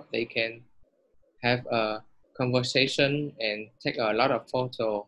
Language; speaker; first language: English; non-native, learner; Vietnamese